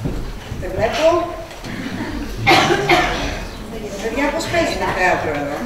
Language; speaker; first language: Greek; native; Greek